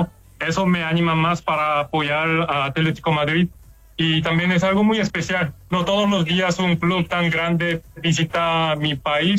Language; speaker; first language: Spanish; non-native, fluent; Korean